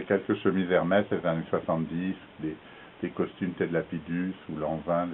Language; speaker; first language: French; native; French